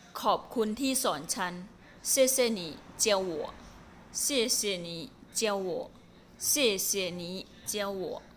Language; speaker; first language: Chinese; non-native, fluent; Thai